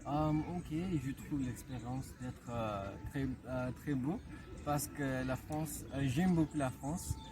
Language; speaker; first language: French; non-native, fluent; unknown